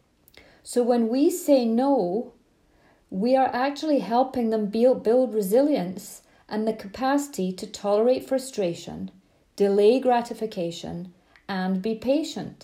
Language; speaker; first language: English; native; English